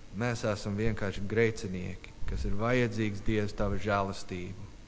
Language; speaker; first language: Latvian; non-native, learner; English